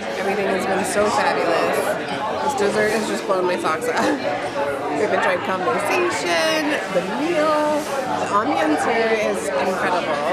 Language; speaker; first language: English; native; English